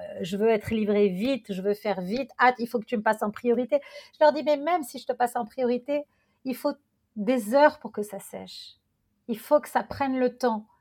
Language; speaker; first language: French; non-native, local second language; Arabic